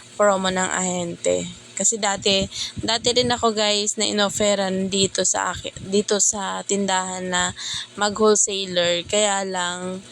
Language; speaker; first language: Filipino; native; Filipino